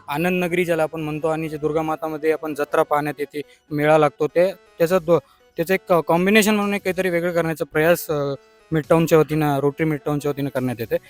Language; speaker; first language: Marathi; native; Marathi